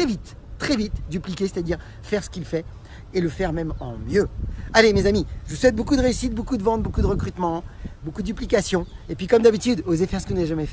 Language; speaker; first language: French; native; French